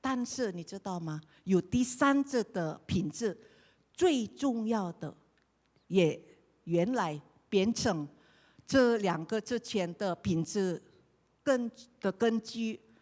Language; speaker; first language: Chinese; non-native, learner; Indonesian